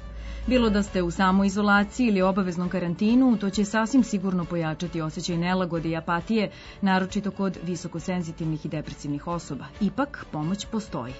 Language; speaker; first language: Serbian; native; Serbian